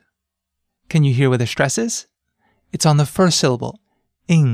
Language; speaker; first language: English; native; English